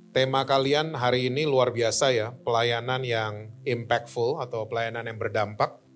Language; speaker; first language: Indonesian; native; Indonesian